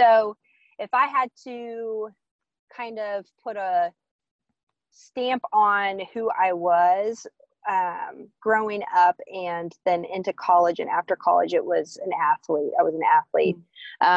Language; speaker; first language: English; native; English